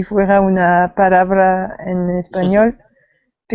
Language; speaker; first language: Spanish; non-native, learner; French